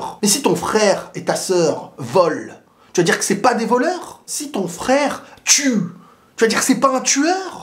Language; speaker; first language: French; native; French